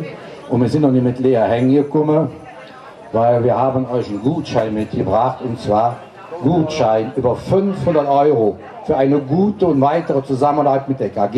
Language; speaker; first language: German; native; German